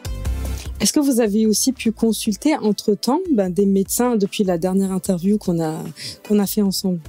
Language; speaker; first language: French; native; French